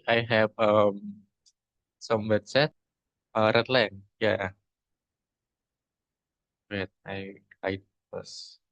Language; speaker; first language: English; non-native, learner; Indonesian